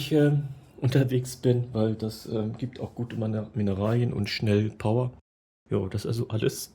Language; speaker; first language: German; native; German